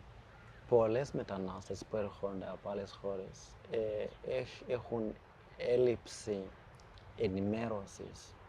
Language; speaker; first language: Greek; non-native, fluent; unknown